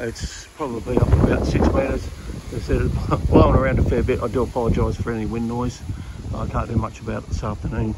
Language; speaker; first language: English; native; English